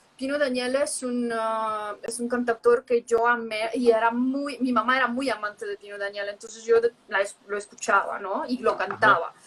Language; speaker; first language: Spanish; non-native, fluent; Italian